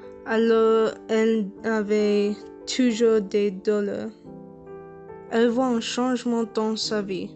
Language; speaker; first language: French; non-native, learner; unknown